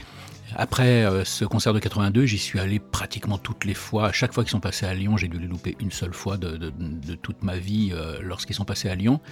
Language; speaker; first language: French; native; French